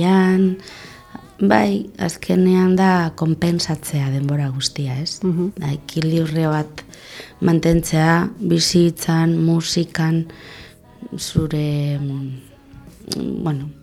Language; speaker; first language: Basque; non-native, local second language; Spanish